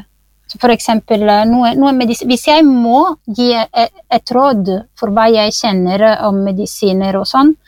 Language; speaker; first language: Norwegian; non-native, fluent; Italian